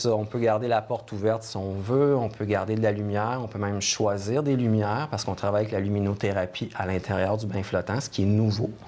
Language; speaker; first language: French; native; French